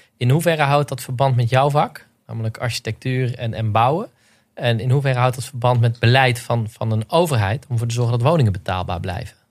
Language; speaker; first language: Dutch; native; Dutch